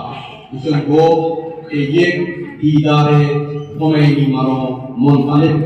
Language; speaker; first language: Persian; non-native, fluent; Urdu